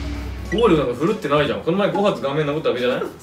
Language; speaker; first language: Japanese; native; Japanese